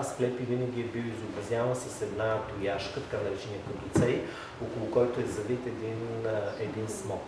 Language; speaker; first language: Bulgarian; native; Bulgarian